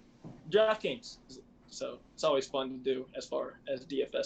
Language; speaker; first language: English; native; English